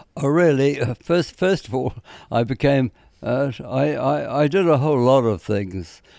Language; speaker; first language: English; native; English